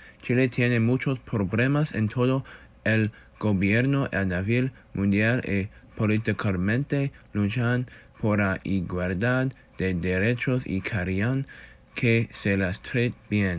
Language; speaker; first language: Spanish; non-native, learner; English